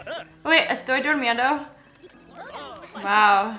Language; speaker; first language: Spanish; non-native, learner; English